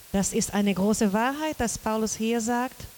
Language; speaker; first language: German; non-native, learner; Portuguese